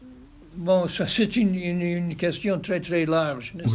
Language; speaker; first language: French; non-native, fluent; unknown